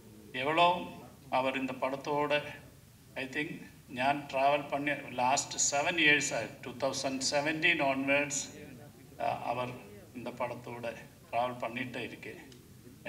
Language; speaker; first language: Tamil; non-native, learner; Malayalam